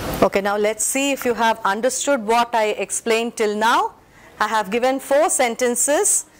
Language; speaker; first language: English; non-native, local second language; Telugu